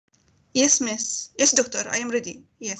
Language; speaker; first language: English; non-native, learner; Arabic